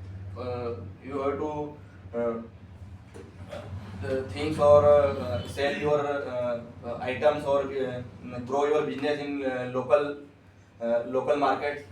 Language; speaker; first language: English; non-native, learner; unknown